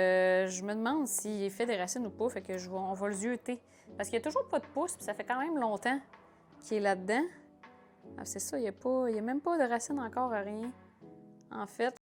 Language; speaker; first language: French; native; French